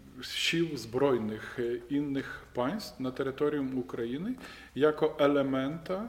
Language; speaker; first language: Polish; non-native, fluent; Ukrainian